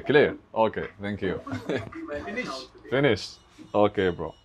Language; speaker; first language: English; non-native, learner; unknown